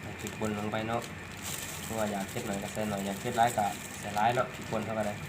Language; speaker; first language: Thai; non-native, local second language; Northeastern Thai